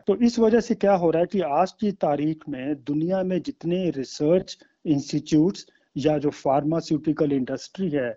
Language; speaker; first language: Hindi; native; Hindi